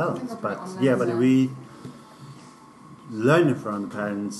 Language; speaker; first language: English; non-native, learner; Chinese